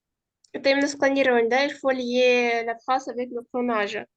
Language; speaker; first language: French; non-native, fluent; Uzbek